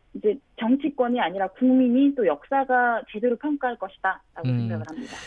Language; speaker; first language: Korean; native; Korean